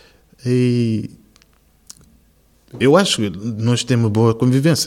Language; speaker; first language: Portuguese; non-native, local second language; Kabuverdianu